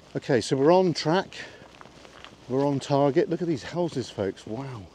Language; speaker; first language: English; native; English